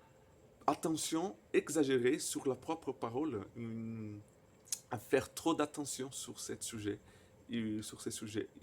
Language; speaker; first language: French; non-native, fluent; Portuguese